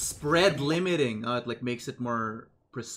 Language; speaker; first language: English; native; English